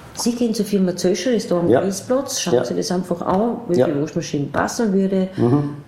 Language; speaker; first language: German; native; German